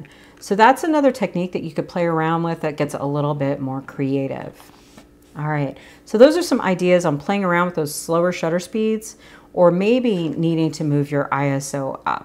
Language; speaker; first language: English; native; English